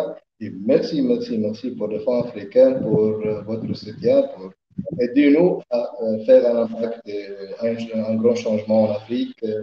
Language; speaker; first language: French; non-native, learner; Arabic